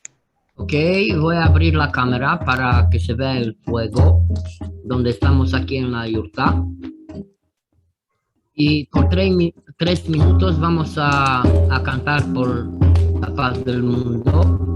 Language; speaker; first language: Spanish; non-native, fluent; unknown